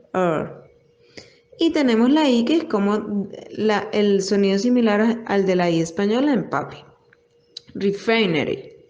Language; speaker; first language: Spanish; native; Spanish